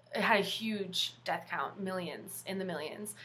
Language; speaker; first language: English; native; English